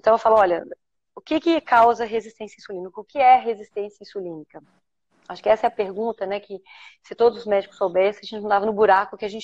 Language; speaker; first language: Portuguese; native; Portuguese